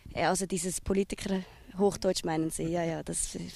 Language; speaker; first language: German; native; German